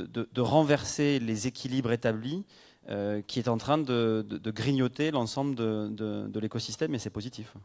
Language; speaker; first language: French; native; French